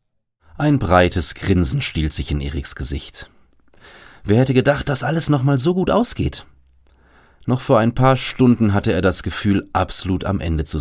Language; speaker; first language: German; native; German